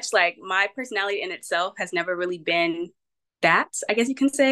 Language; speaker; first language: English; native; English